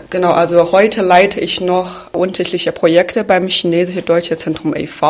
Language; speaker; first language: German; non-native, fluent; Chinese